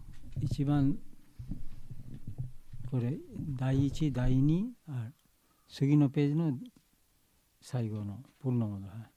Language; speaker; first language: Japanese; non-native, learner; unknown